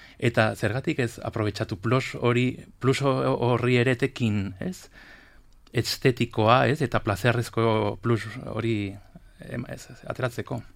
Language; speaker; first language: Basque; non-native, local second language; Spanish